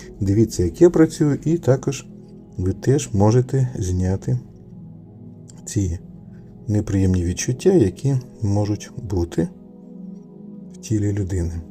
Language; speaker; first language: Ukrainian; native; Ukrainian